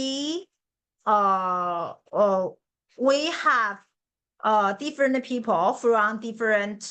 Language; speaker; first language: English; non-native, learner; Chinese